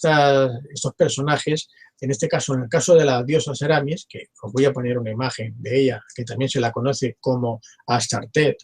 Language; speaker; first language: Spanish; native; Spanish